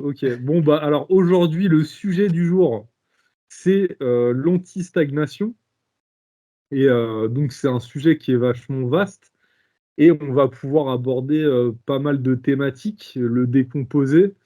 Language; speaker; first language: French; native; French